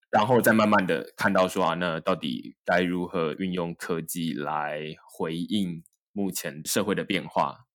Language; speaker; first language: Chinese; native; Chinese